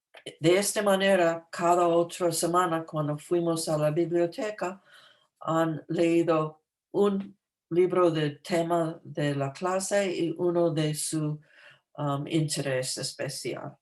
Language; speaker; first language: Spanish; non-native, fluent; English